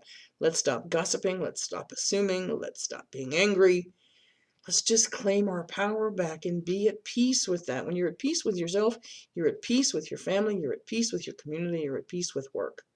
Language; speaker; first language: English; native; English